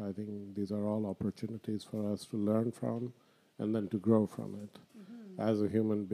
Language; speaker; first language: English; non-native, local second language; Bangla